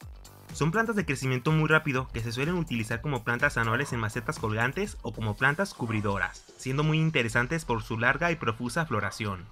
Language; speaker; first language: Spanish; native; Spanish